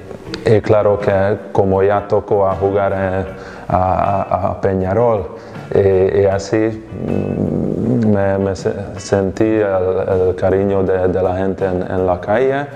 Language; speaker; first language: Spanish; non-native, fluent; Hungarian